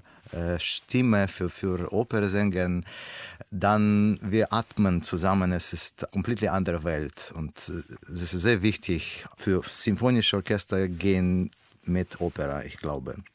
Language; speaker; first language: German; non-native, learner; Russian